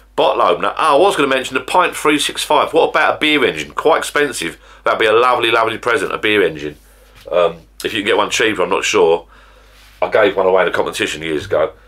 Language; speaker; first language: English; native; English